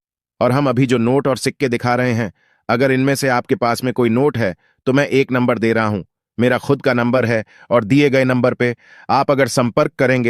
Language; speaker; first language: Hindi; native; Hindi